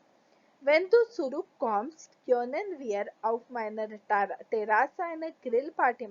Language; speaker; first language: German; non-native, fluent; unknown